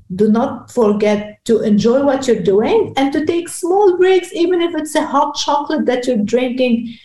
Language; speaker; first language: English; non-native, fluent; Arabic